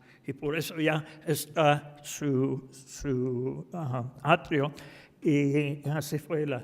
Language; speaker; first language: Spanish; non-native, fluent; English